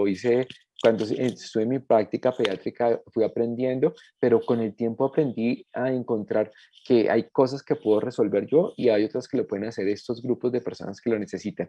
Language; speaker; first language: Spanish; native; Spanish